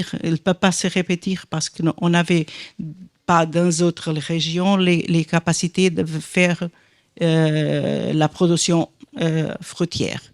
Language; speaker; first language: French; non-native, fluent; Portuguese